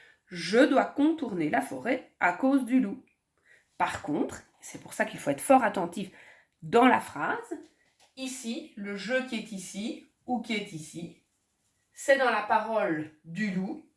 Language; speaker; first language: French; native; French